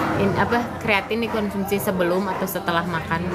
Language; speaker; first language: Indonesian; native; Indonesian